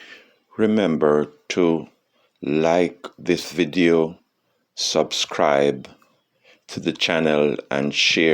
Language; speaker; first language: English; non-native, fluent; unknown